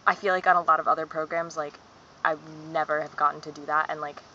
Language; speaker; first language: English; native; English